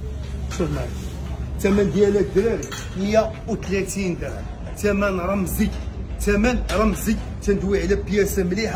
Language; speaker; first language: Arabic; native; Arabic